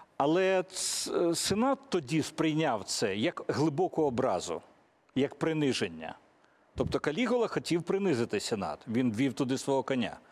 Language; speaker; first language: Ukrainian; native; Ukrainian